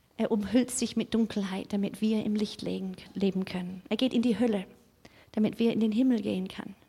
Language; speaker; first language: German; non-native, fluent; English